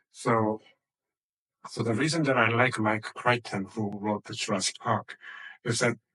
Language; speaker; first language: English; non-native, fluent; Korean